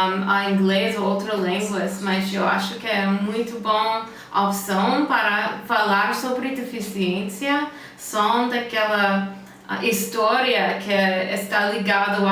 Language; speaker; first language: Portuguese; non-native, fluent; English